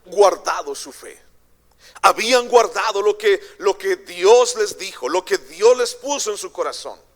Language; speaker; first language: Spanish; native; Spanish